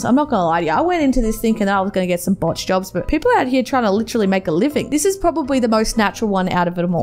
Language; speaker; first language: English; native; English